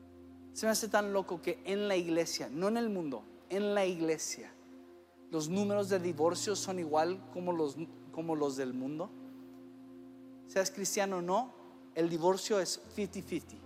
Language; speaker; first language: Spanish; early bilingual, other home language; English